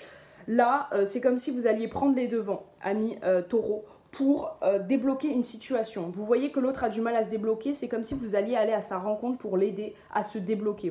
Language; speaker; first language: French; native; French